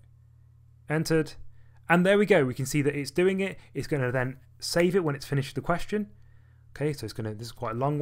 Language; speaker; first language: English; native; English